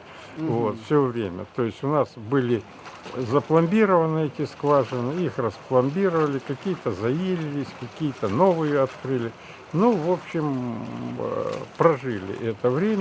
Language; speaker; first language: Russian; native; Russian